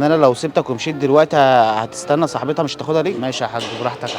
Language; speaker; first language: Arabic; native; Arabic